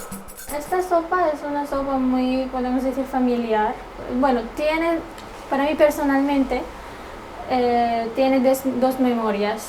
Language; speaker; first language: Spanish; non-native, fluent; Arabic